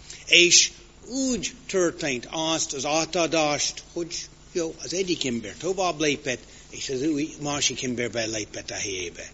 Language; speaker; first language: Hungarian; non-native, fluent; English